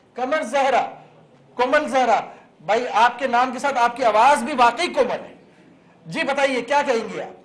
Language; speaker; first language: Urdu; native; Urdu